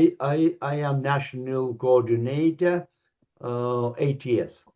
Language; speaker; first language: English; non-native, learner; Lithuanian